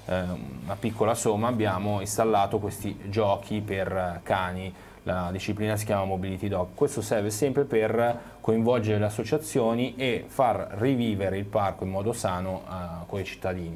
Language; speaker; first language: Italian; native; Italian